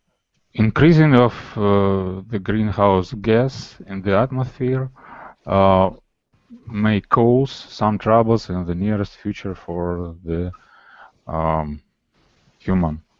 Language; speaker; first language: English; non-native, learner; Russian